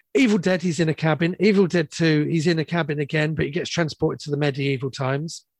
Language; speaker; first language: English; native; English